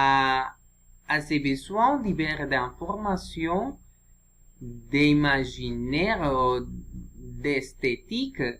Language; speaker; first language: French; non-native, learner; Spanish